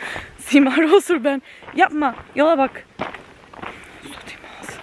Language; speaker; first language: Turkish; non-native, fluent; Albanian